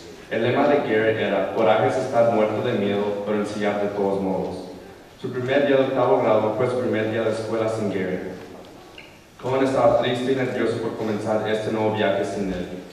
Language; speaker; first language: Spanish; early bilingual, heritage; Spanish